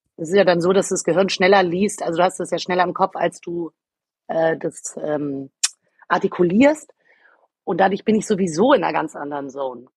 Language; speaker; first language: German; native; German